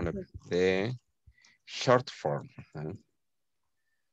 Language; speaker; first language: English; non-native, fluent; Spanish